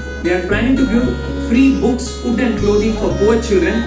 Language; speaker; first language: English; non-native, local second language; Tamil